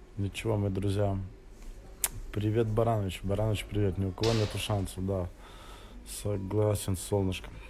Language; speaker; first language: Russian; native; Russian